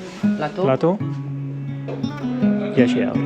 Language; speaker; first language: Italian; native; Italian